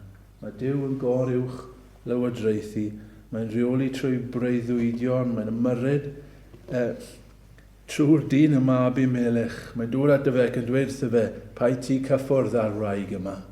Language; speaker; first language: Welsh; native; Welsh